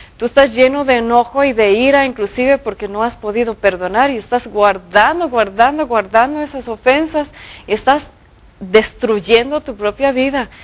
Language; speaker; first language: Spanish; early bilingual, other home language; English